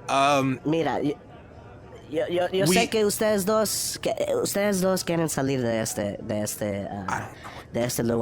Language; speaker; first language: Spanish; early bilingual, heritage; Spanish